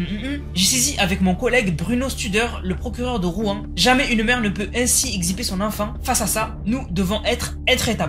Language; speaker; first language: French; native; French